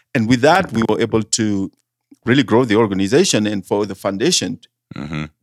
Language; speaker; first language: English; non-native, fluent; Wolof